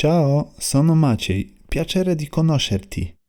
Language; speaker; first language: Italian; non-native, learner; Polish